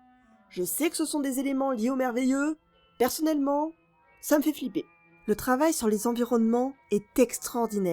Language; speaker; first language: French; native; French